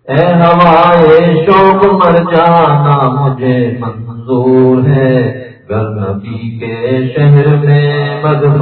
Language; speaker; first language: Urdu; native; Urdu